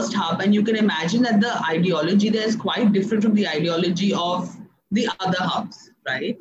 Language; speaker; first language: English; non-native, local second language; Hindi